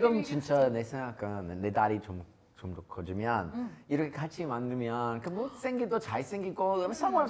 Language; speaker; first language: Korean; non-native, fluent; English